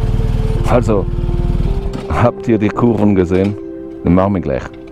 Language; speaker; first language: German; non-native, fluent; French